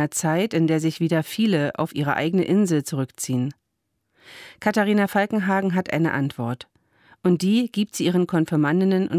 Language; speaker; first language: German; native; German